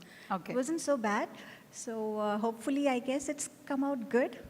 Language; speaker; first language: Telugu; non-native, local second language; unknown